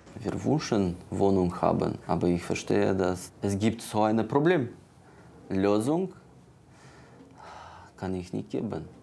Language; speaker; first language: German; non-native, local second language; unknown